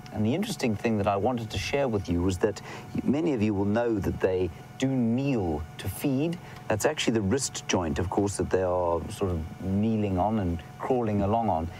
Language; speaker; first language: English; native; English